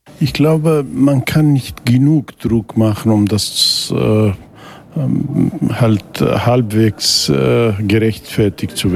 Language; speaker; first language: German; non-native, fluent; Kurdish